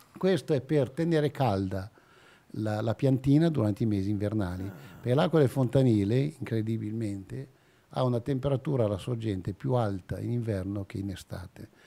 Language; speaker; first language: Italian; native; Italian